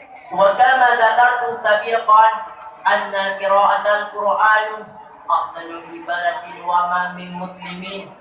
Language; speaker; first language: Arabic; non-native, learner; Achinese